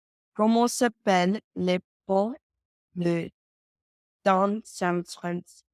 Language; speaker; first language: French; non-native, learner; English